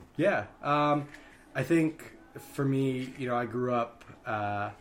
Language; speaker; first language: English; native; English